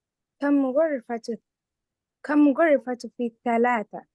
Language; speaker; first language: Arabic; non-native, learner; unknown